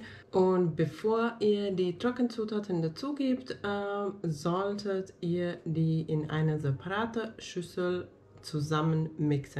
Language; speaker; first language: German; non-native, fluent; Finnish